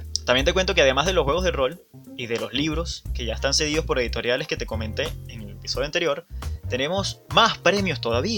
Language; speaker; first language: Spanish; native; Spanish